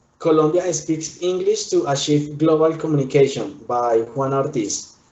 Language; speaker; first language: English; non-native, learner; Spanish